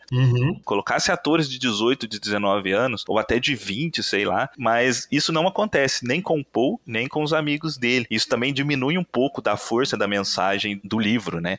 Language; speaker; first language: Portuguese; native; Portuguese